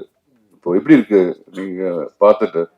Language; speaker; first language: Tamil; non-native, learner; Malayalam